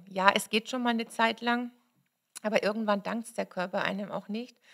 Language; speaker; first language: German; native; German